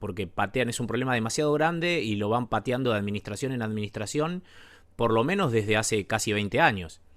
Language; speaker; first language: Spanish; native; Spanish